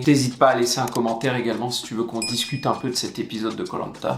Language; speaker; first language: French; native; French